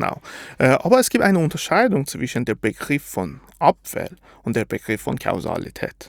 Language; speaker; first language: German; non-native, fluent; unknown